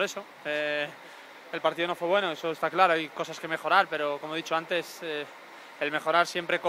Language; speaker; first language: Spanish; native; Spanish